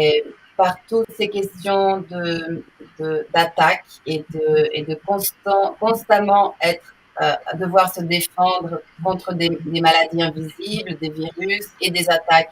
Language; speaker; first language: French; non-native, fluent; Portuguese